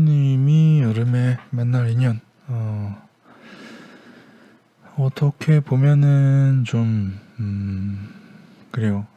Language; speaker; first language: Korean; native; Korean